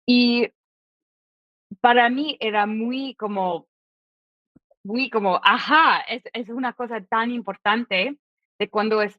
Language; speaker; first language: Spanish; non-native, fluent; English